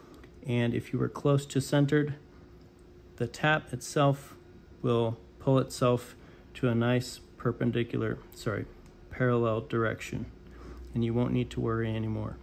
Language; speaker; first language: English; native; English